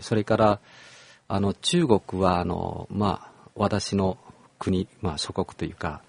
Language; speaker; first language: Japanese; non-native, fluent; Korean